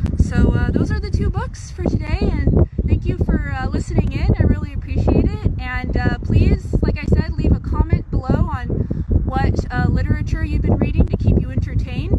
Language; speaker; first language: English; native; English